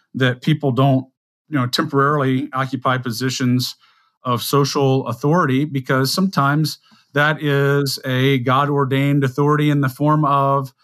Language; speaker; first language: English; native; English